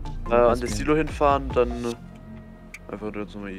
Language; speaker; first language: German; native; German